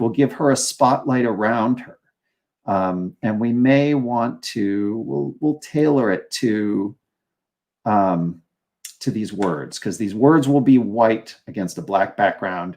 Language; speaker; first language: English; native; English